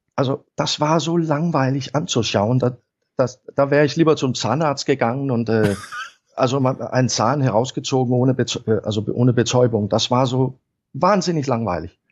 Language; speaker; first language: German; non-native, fluent; Danish